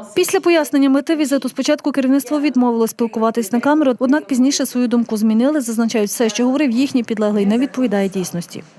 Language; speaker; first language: Ukrainian; native; Ukrainian